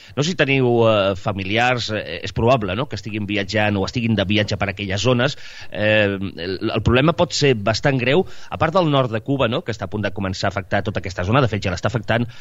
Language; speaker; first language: Catalan; native; Catalan